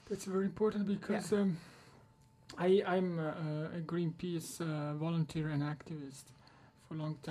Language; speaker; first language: English; non-native, learner; Italian